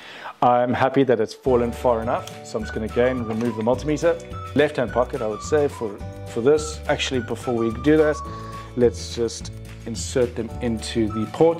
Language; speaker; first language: English; native; English